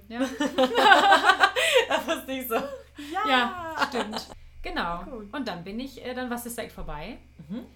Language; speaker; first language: German; native; German